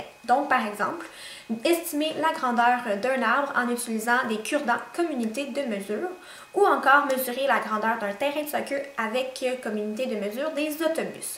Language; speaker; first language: French; native; French